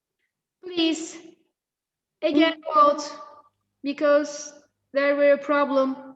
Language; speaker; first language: English; non-native, fluent; Turkish